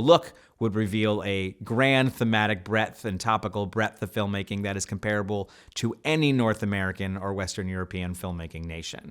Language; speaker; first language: English; native; English